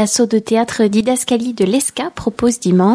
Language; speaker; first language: French; native; French